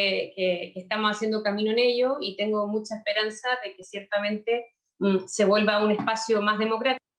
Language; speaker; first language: Spanish; native; Spanish